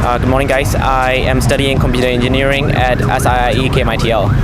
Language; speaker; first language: English; non-native, fluent; Burmese